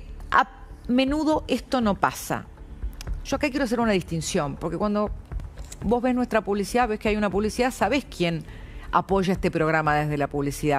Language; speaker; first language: Spanish; native; Spanish